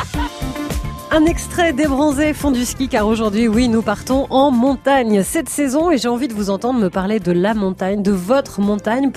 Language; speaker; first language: French; native; French